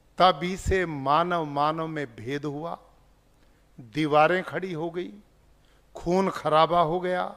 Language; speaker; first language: Hindi; native; Hindi